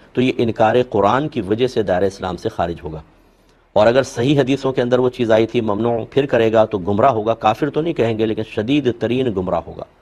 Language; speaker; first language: Urdu; native; Urdu